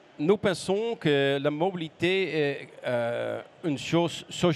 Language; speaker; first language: French; non-native, learner; Dutch